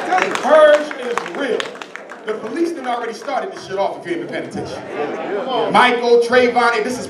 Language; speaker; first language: English; native; English